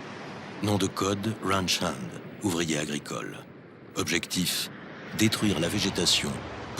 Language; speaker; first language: French; native; French